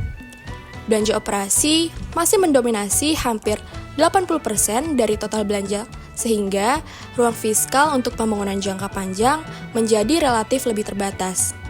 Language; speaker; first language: Indonesian; native; Indonesian